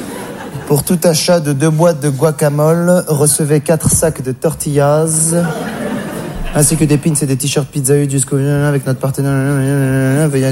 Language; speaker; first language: French; native; French